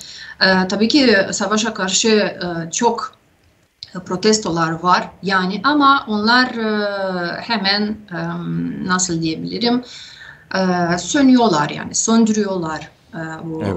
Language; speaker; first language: Turkish; non-native, fluent; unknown